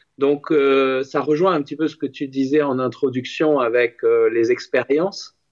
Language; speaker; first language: French; native; French